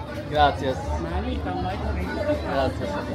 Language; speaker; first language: Spanish; non-native, learner; Swedish